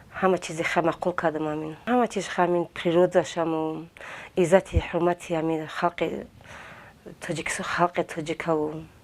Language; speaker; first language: Tajik; non-native, fluent; Avaric